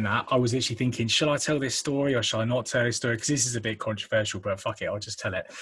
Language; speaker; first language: English; native; English